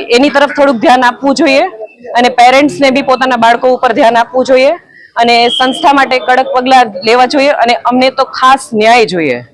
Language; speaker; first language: Gujarati; non-native, local second language; Sindhi